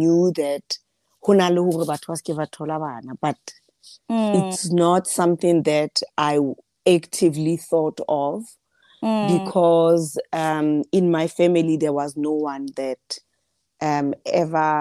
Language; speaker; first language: English; non-native, local second language; Southern Sotho